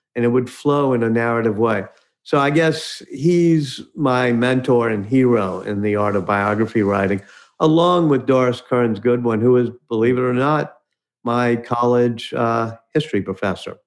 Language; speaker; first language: English; native; English